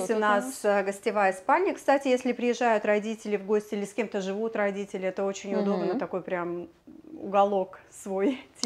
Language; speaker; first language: Russian; native; Russian